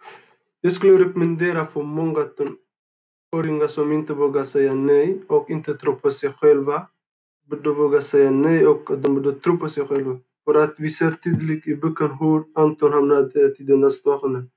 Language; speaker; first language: Swedish; non-native, learner; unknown